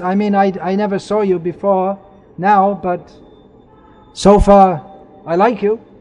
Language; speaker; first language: English; native; English